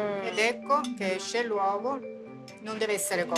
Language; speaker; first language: Italian; native; Italian